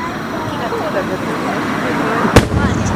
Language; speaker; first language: Japanese; native; Japanese